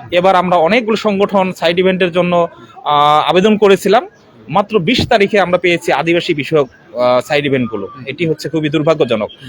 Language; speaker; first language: Bangla; non-native, local second language; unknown